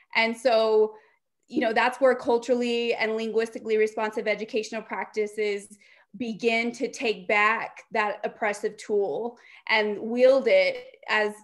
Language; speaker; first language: English; native; English